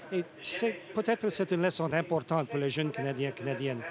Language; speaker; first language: French; non-native, fluent; English